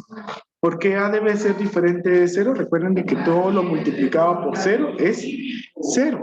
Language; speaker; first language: Spanish; native; Spanish